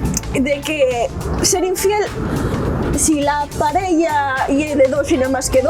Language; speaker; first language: Spanish; native; Spanish